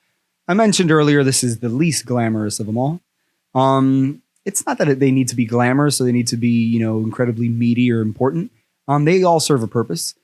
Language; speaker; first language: English; native; English